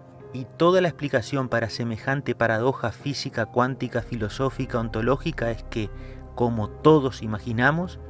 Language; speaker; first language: Spanish; native; Spanish